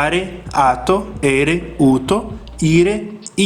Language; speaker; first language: Italian; non-native, fluent; Portuguese